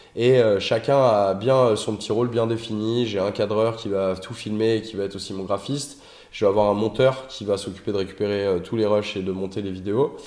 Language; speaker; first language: French; native; French